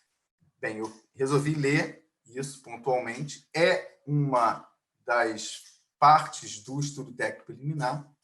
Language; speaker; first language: Portuguese; native; Portuguese